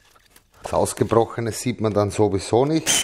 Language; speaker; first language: German; native; German